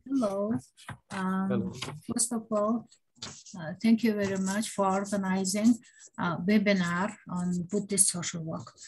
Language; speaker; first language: English; non-native, learner; Mongolian